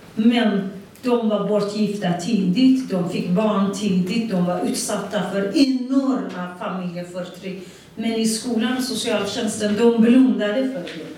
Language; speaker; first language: Swedish; non-native, fluent; Central Kurdish